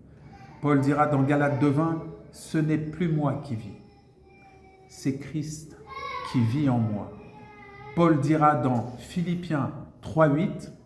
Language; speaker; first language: French; native; French